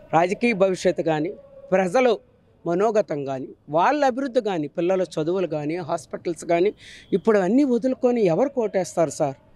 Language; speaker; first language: Telugu; native; Telugu